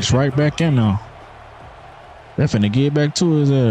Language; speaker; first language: English; native; English